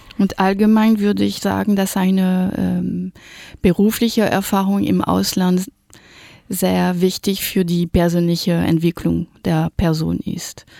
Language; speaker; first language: German; non-native, fluent; French